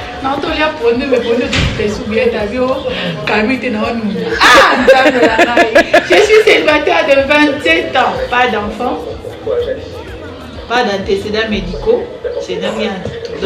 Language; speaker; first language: French; non-native, local second language; Lingala